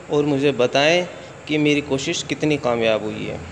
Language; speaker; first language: Hindi; native; Hindi